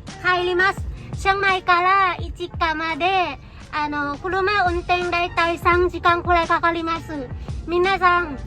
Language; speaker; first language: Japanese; non-native, learner; Thai